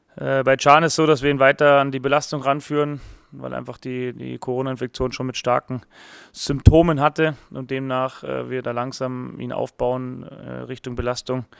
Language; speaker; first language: German; native; German